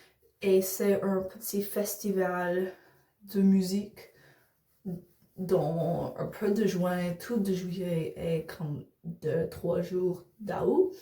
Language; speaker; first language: French; non-native, learner; English